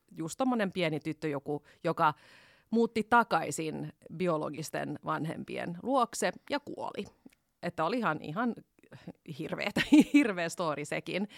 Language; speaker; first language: Finnish; non-native, local second language; Swedish